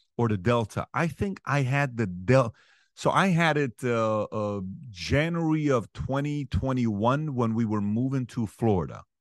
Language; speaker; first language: English; early bilingual, other home language; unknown